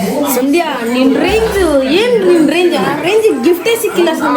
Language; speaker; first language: Kannada; native; Kannada